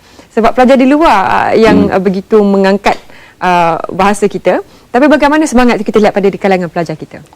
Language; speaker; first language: Malay; native; Malay